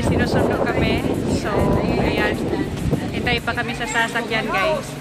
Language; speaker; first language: Filipino; native; Filipino